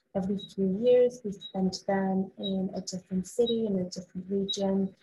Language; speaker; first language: English; non-native, fluent; Arabic